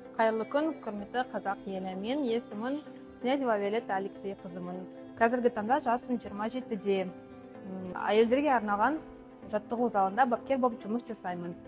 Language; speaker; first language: Kazakh; non-native, local second language; Russian